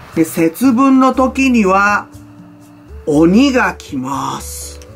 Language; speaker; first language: Japanese; native; Japanese